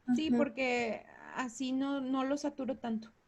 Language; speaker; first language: Spanish; native; Spanish